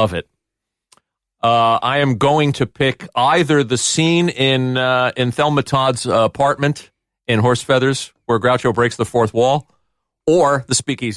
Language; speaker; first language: English; native; English